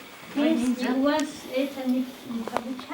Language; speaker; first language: Russian; non-native, local second language; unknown